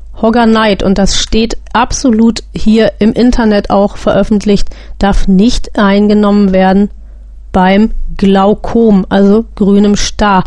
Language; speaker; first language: German; native; German